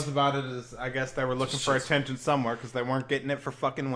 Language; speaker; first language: English; native; English